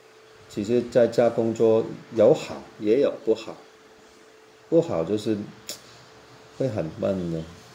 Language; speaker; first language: Chinese; non-native, local second language; Cantonese